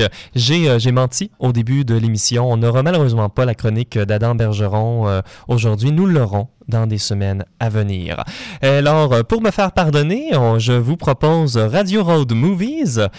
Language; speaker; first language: French; native; French